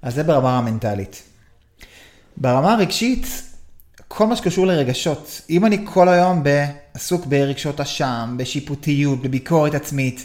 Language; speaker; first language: Hebrew; native; Hebrew